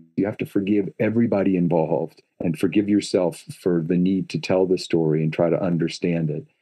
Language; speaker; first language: English; native; English